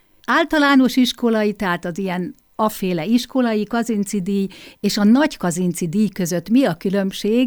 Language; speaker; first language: Hungarian; native; Hungarian